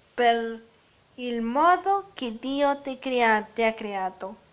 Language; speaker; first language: Italian; non-native, learner; Spanish